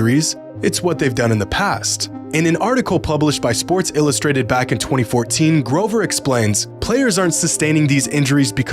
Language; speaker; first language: English; native; English